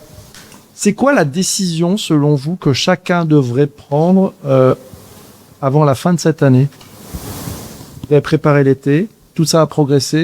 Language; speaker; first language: French; native; French